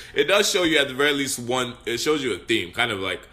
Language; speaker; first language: English; non-native, local second language; Yoruba